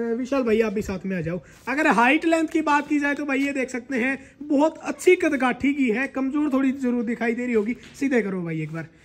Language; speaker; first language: Hindi; native; Hindi